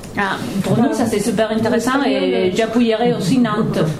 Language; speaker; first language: French; non-native, fluent; Italian